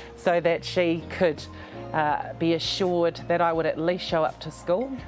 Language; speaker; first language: English; native; English